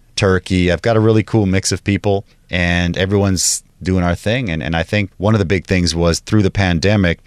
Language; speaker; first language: English; native; English